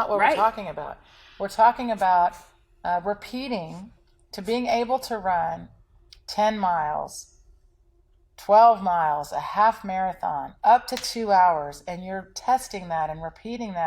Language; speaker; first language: English; native; English